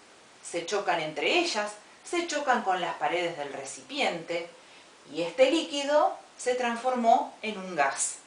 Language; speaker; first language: Spanish; native; Spanish